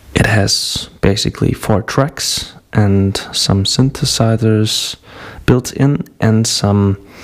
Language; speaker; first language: English; non-native, fluent; German